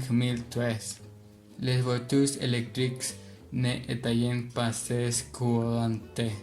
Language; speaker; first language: French; non-native, learner; Spanish